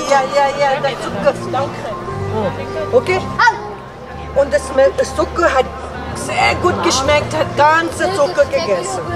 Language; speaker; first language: German; non-native, learner; Tibetan